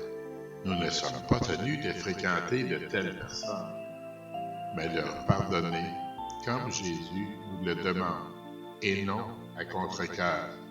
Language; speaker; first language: French; native; French